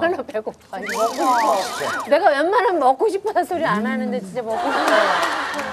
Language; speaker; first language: Korean; native; Korean